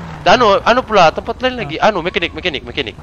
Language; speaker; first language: Malay; native; Malay